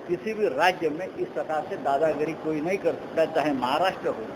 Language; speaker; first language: Hindi; non-native, local second language; Marathi